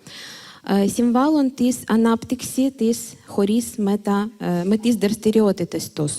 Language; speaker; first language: Greek; non-native, fluent; Ukrainian